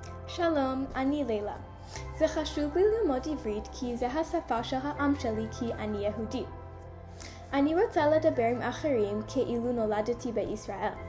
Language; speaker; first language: Hebrew; non-native, learner; English